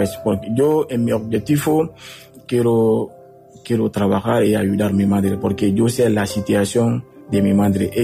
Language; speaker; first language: Spanish; non-native, learner; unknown